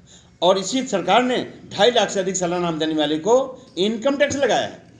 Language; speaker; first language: Hindi; native; Hindi